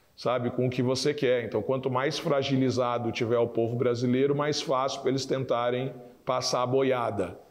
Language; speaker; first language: Portuguese; native; Portuguese